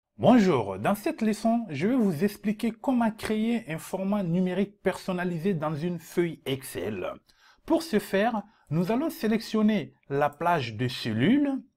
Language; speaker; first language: French; non-native, local second language; Dyula